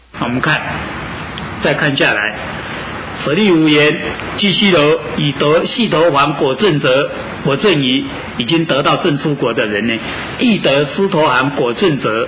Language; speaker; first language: Chinese; native; Chinese